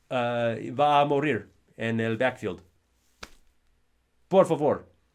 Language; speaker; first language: Spanish; non-native, learner; English